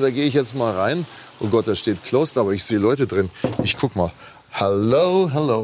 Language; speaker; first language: German; native; German